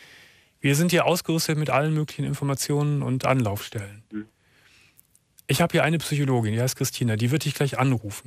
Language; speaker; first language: German; native; German